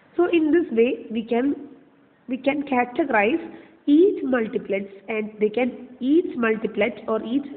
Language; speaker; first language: English; non-native, local second language; Malayalam